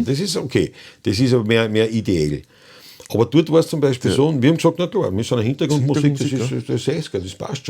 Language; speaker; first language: German; native; German